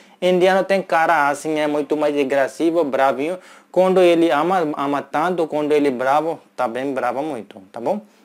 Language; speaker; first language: Portuguese; non-native, learner; Hindi